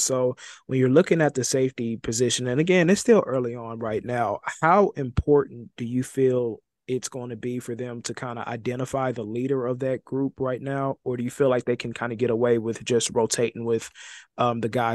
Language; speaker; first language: English; native; English